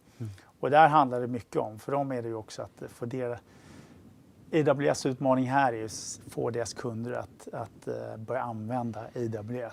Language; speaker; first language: Swedish; native; Swedish